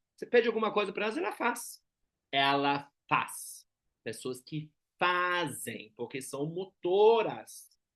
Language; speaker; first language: Portuguese; non-native, fluent; German